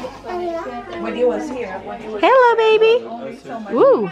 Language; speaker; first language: English; non-native, fluent; Indonesian